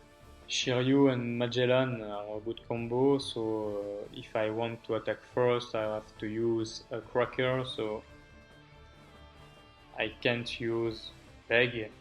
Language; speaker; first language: English; non-native, learner; French